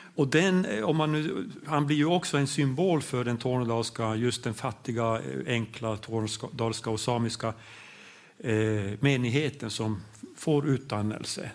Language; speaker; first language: Swedish; native; Swedish